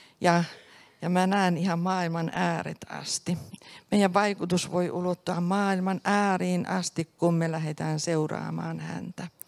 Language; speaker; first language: Finnish; native; Finnish